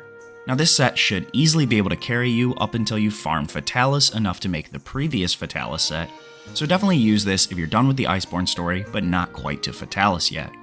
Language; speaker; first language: English; native; English